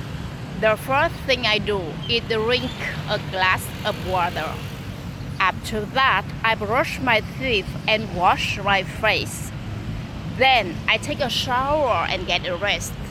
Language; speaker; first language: English; non-native, learner; Vietnamese